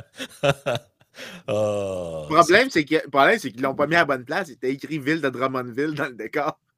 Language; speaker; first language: French; native; French